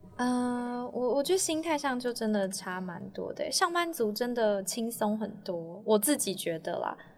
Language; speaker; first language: Chinese; native; Chinese